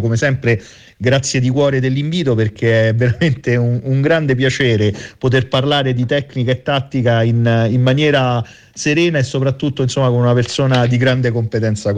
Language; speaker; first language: Italian; native; Italian